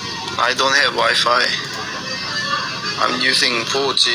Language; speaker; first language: English; non-native, learner; Korean